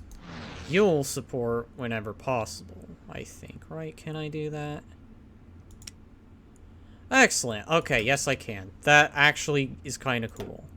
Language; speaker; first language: English; native; English